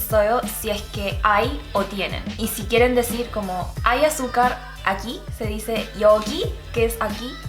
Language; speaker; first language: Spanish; early bilingual, other home language; Korean